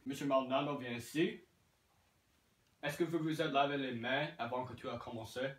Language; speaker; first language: French; non-native, learner; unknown